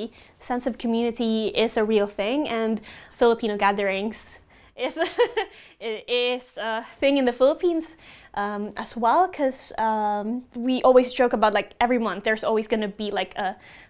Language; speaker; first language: English; non-native, local second language; Hiligaynon